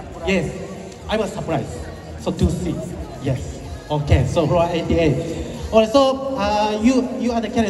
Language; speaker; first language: English; non-native, learner; Japanese